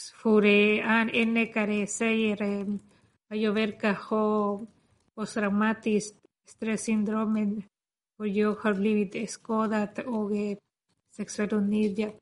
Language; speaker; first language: Swedish; non-native, learner; Spanish